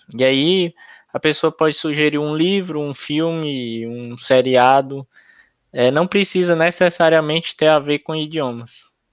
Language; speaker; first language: Portuguese; native; Portuguese